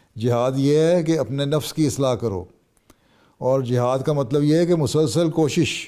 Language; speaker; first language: Urdu; native; Urdu